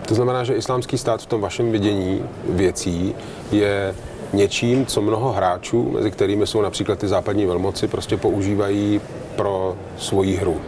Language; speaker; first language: Czech; native; Czech